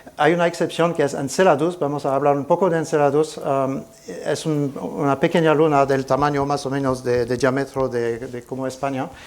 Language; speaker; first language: Spanish; non-native, fluent; French